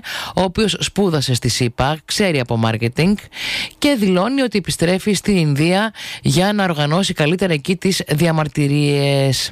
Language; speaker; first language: Greek; native; Greek